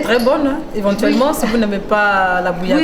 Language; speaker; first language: French; native; French